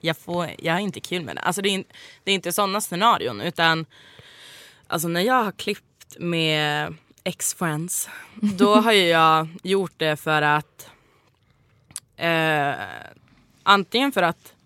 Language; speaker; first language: Swedish; native; Swedish